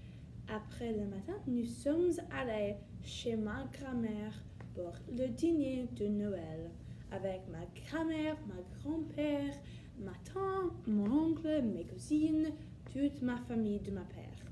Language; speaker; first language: French; non-native, learner; English